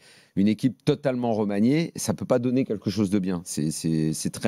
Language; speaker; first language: French; native; French